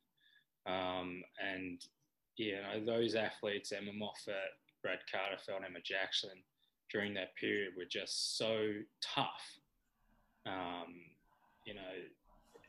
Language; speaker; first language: English; native; English